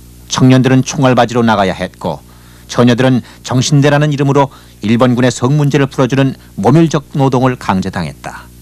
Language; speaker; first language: Korean; native; Korean